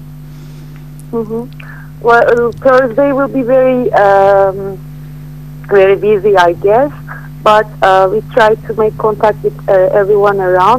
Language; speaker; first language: English; non-native, learner; Turkish